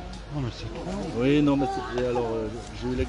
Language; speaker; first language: French; native; French